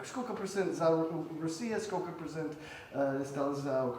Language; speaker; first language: Russian; non-native, learner; English